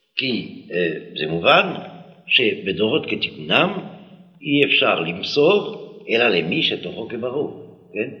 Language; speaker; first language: Hebrew; non-native, fluent; French